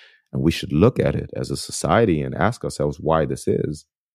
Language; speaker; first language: English; early bilingual, other home language; German